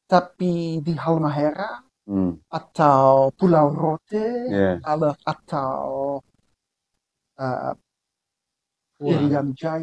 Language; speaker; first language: Indonesian; non-native, learner; Dutch